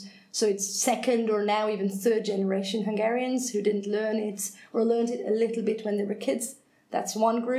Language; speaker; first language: English; non-native, fluent; Hungarian